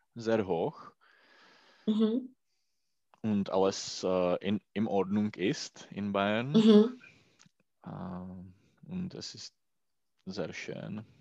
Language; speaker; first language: German; non-native, learner; Czech